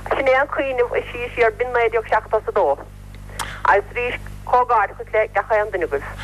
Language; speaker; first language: Irish; native; Irish